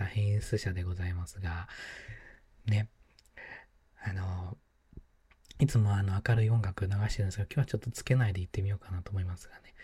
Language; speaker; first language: Japanese; native; Japanese